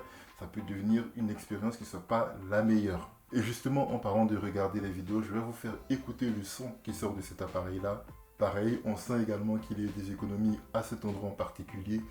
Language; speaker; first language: French; native; French